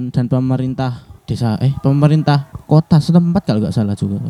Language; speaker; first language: Indonesian; non-native, local second language; Javanese